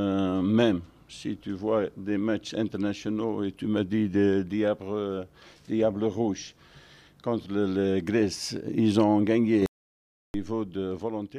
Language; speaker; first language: French; non-native, fluent; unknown